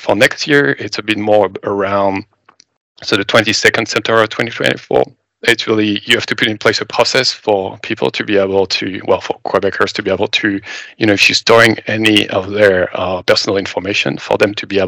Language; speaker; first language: English; non-native, fluent; French